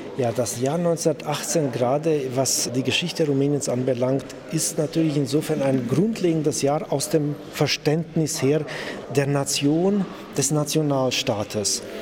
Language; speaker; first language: German; native; German